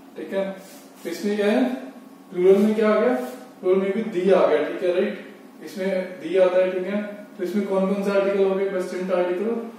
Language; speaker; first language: Hindi; native; Hindi